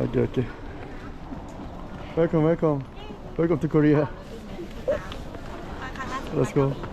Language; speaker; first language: English; non-native, learner; Korean